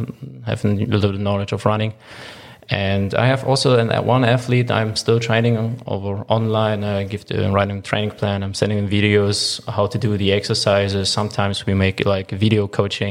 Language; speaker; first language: English; non-native, fluent; German